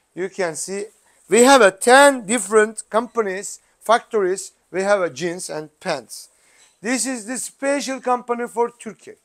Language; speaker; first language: English; non-native, learner; Turkish